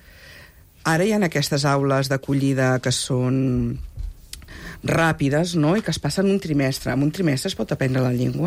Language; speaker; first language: Catalan; native; Catalan